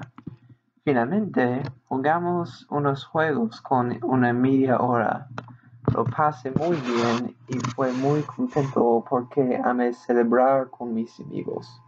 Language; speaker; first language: Spanish; non-native, learner; English